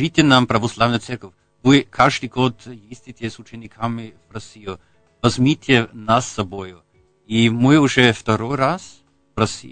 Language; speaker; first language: Russian; non-native, fluent; German